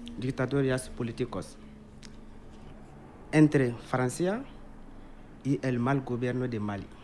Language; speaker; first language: Spanish; non-native, learner; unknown